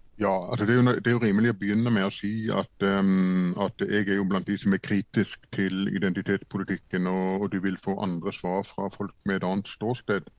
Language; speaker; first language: Norwegian; native; Norwegian